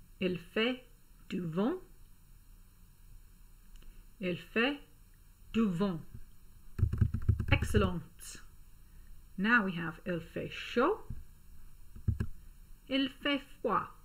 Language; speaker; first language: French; non-native, fluent; English